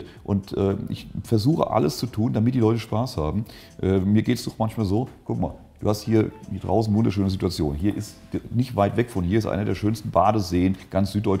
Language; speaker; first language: German; native; German